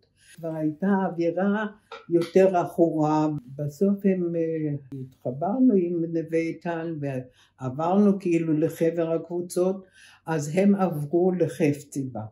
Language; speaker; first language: Hebrew; early bilingual, other home language; German